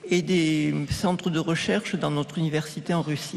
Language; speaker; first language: French; native; French